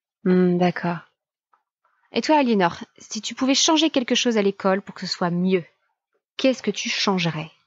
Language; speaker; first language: French; native; French